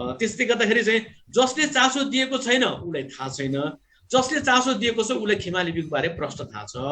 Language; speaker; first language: Nepali; non-native, local second language; Gurung